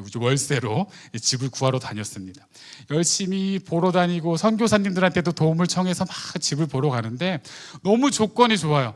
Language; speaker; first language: Korean; native; Korean